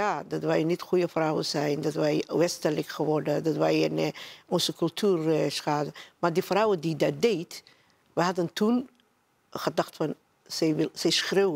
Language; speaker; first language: Dutch; non-native, learner; Somali